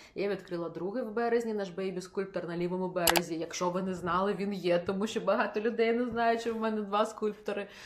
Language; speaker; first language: Ukrainian; non-native, local second language; Russian